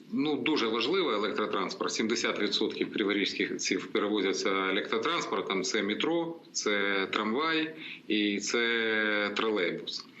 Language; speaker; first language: Ukrainian; native; Ukrainian